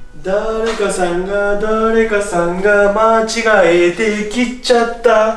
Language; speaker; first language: Japanese; native; Japanese